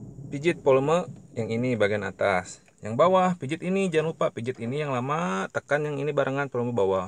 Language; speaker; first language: Indonesian; native; Indonesian